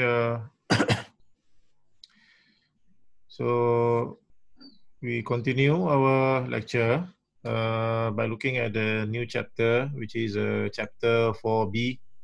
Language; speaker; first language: English; non-native, local second language; Malay